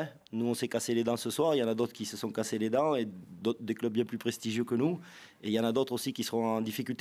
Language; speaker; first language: French; native; French